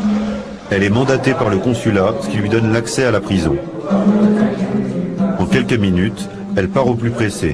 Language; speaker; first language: French; native; French